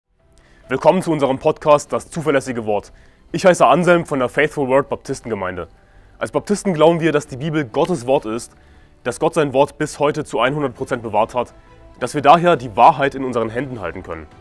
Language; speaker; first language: German; native; German